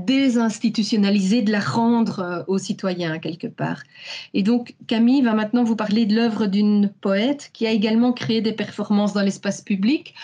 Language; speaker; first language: French; native; French